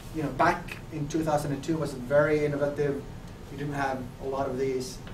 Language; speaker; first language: English; non-native, fluent; Finnish